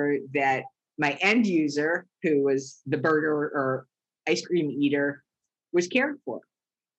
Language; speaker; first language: English; native; English